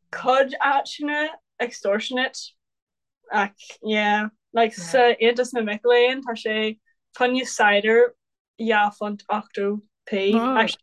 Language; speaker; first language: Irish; non-native, local second language; English